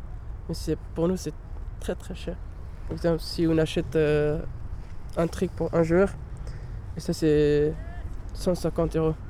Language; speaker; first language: French; non-native, learner; Pashto